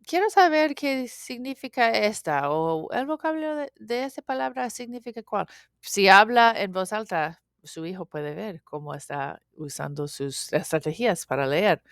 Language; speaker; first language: Spanish; non-native, learner; English